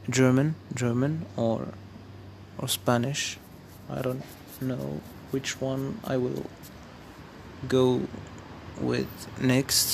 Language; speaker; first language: English; non-native, fluent; Berber languages